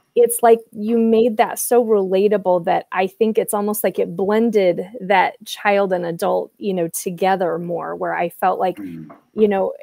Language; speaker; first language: English; native; English